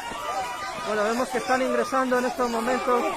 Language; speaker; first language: Spanish; native; Spanish